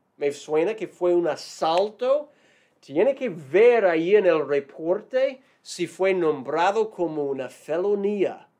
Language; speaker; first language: Spanish; non-native, fluent; English